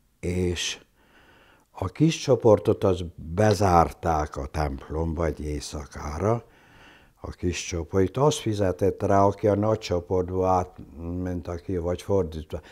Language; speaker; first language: Hungarian; non-native, local second language; German